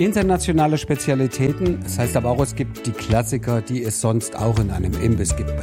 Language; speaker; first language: German; native; German